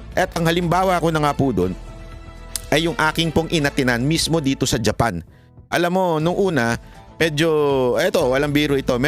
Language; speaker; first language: Filipino; native; Filipino